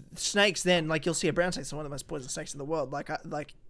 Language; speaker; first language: English; native; English